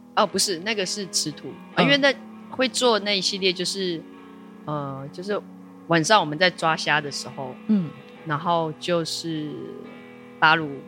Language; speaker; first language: Chinese; native; Chinese